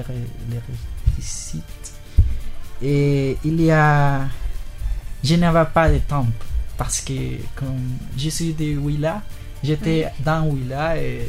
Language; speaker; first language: French; non-native, learner; Spanish